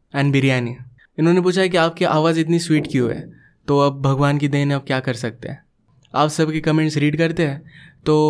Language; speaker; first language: Hindi; non-native, local second language; Marathi